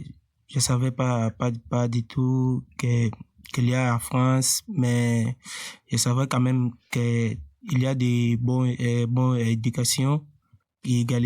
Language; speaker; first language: French; non-native, learner; Portuguese